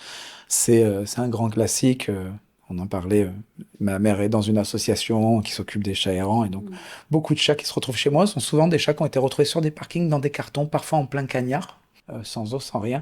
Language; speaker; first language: French; native; French